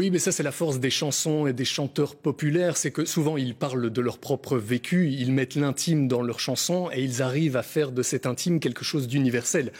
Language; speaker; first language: French; native; French